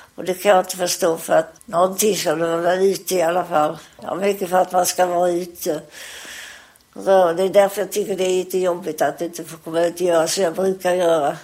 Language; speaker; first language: Swedish; native; Swedish